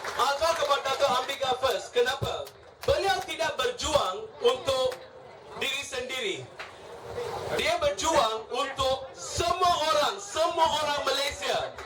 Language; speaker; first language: Malay; non-native, local second language; Tamil